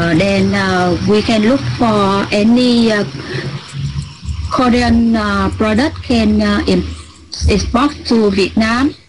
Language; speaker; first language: English; non-native, learner; Vietnamese